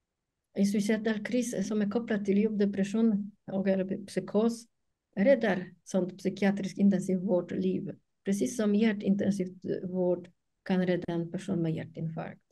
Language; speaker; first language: Swedish; non-native, fluent; Polish